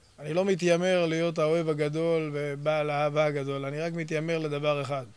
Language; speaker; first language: Hebrew; native; Hebrew